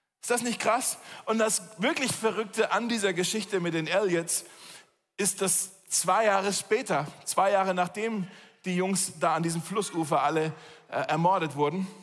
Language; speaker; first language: German; native; German